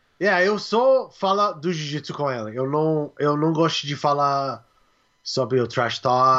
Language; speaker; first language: Portuguese; non-native, learner; English